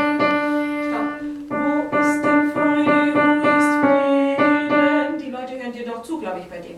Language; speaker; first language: German; native; German